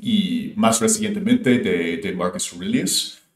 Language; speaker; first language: Spanish; non-native, fluent; English